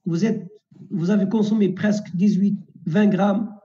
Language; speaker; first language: French; non-native, local second language; Arabic